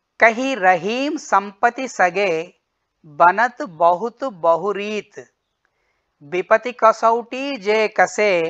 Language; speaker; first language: Hindi; non-native, local second language; Telugu